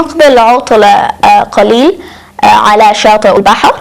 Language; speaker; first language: Arabic; non-native, learner; English